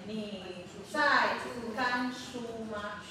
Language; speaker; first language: Chinese; non-native, fluent; Filipino